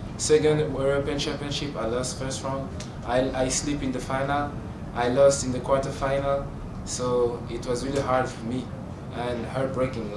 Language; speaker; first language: English; non-native, fluent; French